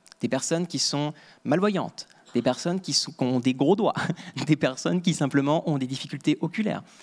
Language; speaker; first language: French; native; French